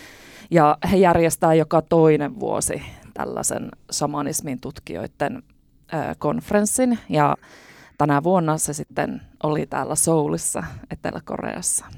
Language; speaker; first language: Finnish; native; Finnish